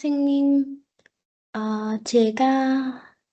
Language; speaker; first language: Korean; non-native, learner; Vietnamese